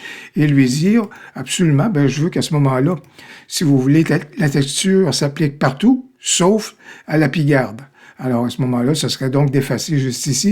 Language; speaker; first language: French; native; French